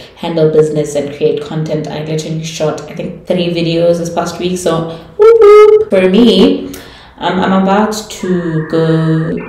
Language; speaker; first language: English; non-native, local second language; Tswana